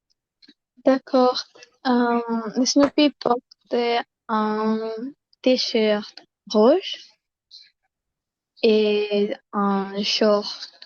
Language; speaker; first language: French; non-native, learner; Spanish